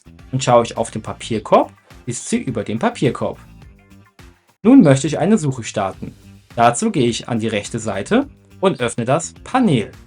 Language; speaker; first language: German; native; German